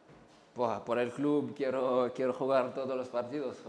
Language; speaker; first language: Spanish; non-native, learner; French